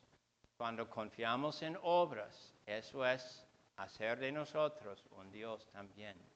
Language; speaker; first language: Spanish; non-native, fluent; English